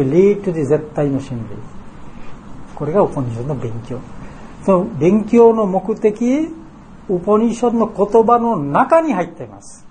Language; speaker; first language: Japanese; non-native, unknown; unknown